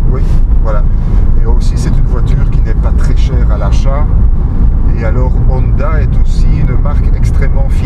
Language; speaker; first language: French; native; French